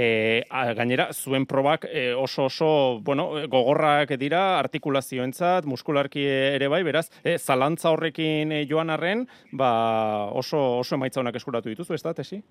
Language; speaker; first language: Basque; native; Basque